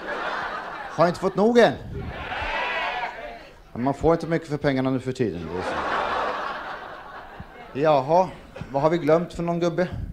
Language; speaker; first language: Swedish; native; Swedish